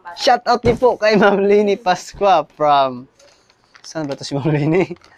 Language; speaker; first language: Filipino; non-native, local second language; Cebuano